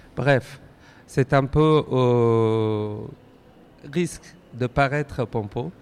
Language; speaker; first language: French; non-native, fluent; Persian